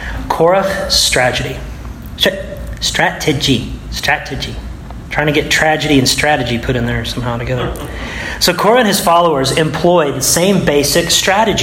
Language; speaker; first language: English; native; English